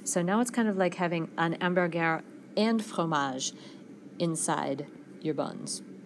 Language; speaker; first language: English; native; English